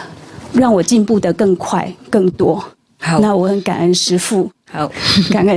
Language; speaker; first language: Chinese; native; Chinese